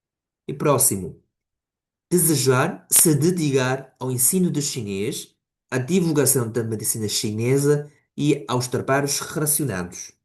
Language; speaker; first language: Portuguese; non-native, fluent; Chinese